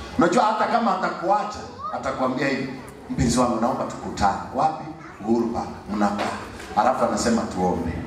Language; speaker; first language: Swahili; non-native, local second language; Gusii